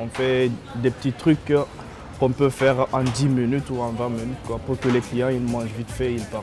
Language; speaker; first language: French; native; French